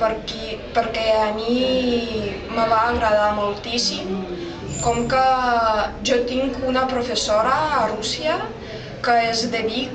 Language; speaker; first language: Catalan; non-native, fluent; Russian